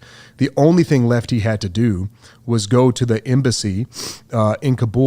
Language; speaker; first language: English; native; English